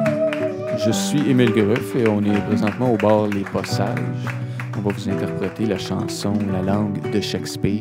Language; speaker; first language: French; native; French